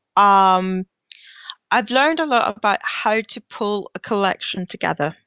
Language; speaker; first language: English; non-native, fluent; Danish